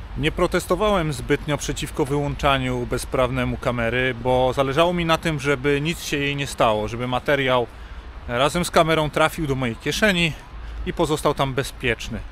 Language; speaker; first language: Polish; native; Polish